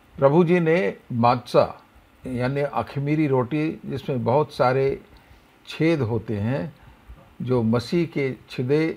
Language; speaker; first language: Hindi; native; Hindi